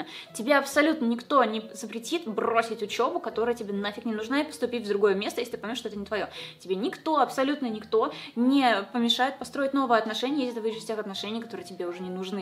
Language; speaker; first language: Russian; native; Russian